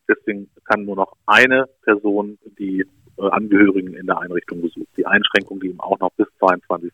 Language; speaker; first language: German; native; German